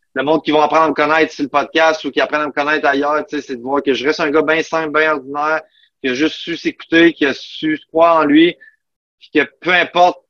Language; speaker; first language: French; native; French